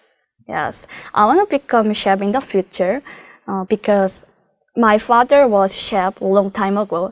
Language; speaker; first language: English; non-native, learner; Korean